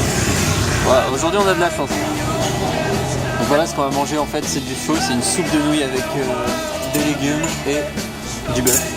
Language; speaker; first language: French; native; French